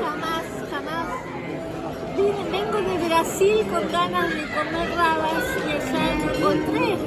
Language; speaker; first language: Spanish; native; Spanish